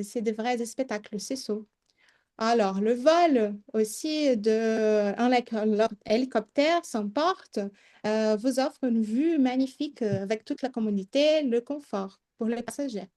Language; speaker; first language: French; non-native, fluent; Portuguese